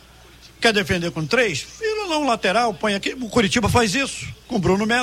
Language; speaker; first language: Portuguese; native; Portuguese